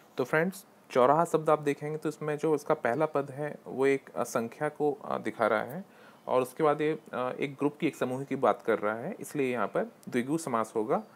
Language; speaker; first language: Hindi; native; Hindi